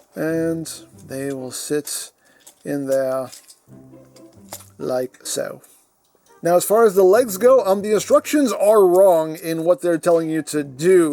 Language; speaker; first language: English; native; English